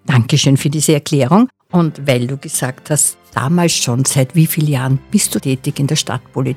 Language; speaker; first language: German; native; German